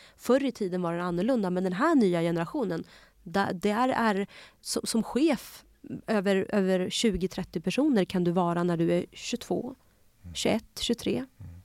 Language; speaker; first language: Swedish; early bilingual, other home language; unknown